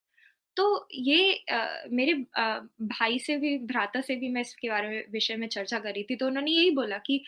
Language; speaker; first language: Hindi; native; Hindi